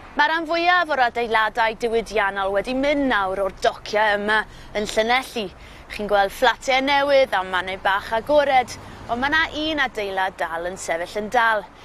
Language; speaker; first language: Welsh; native; Welsh